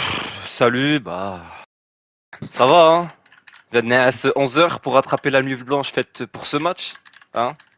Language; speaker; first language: French; native; French